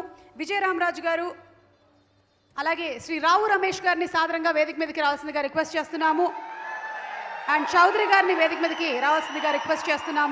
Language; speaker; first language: Telugu; native; Telugu